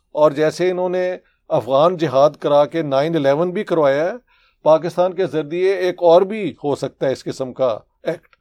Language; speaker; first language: Hindi; native; Hindi